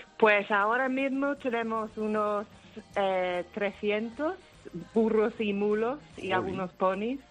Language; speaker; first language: Spanish; non-native, fluent; English